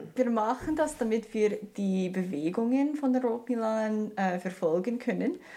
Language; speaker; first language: German; non-native, fluent; English